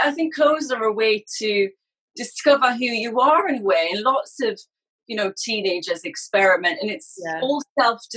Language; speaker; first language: English; native; English